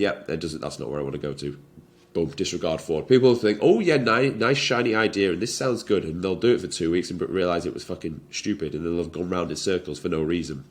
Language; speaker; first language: English; native; English